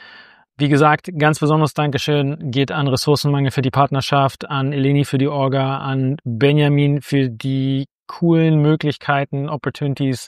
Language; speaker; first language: German; native; German